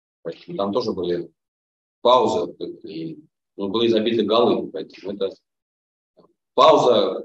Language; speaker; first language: Russian; native; Russian